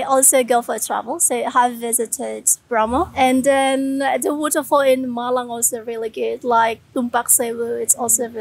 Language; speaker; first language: English; non-native, fluent; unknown